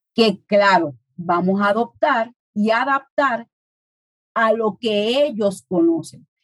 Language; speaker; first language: Spanish; native; Spanish